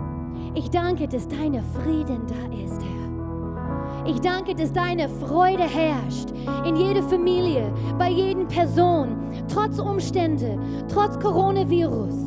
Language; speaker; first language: German; non-native, fluent; English